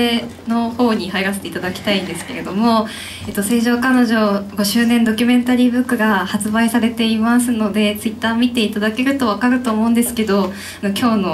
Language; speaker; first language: Japanese; native; Japanese